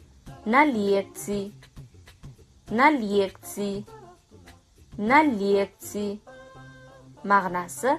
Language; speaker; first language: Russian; non-native, fluent; Kazakh